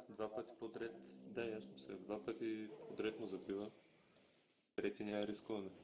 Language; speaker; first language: Bulgarian; native; Bulgarian